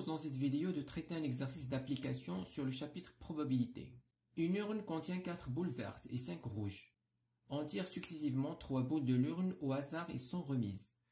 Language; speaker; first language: French; non-native, local second language; Arabic